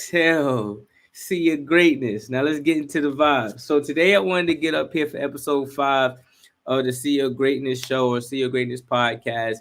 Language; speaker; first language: English; native; English